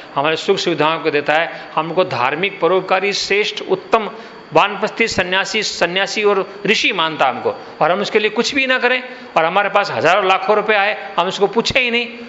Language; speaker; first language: Hindi; non-native, local second language; Gujarati